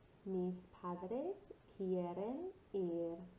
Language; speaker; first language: Spanish; non-native, fluent; English